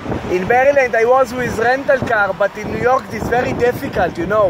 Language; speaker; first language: English; non-native, learner; Hebrew